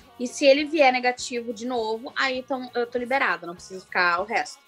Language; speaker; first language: Portuguese; native; Portuguese